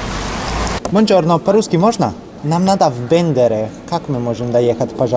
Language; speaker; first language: Russian; non-native, learner; Italian